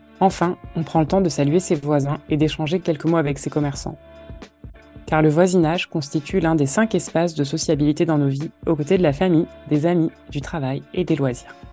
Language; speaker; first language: French; native; French